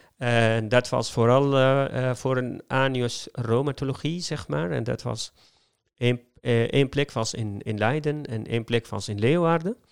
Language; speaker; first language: Dutch; non-native, fluent; Arabic